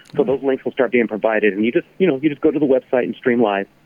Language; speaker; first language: English; native; English